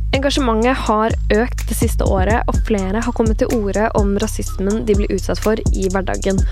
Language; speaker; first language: Norwegian; native; Norwegian